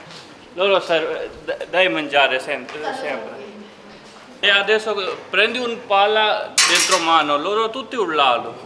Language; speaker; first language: Italian; non-native, learner; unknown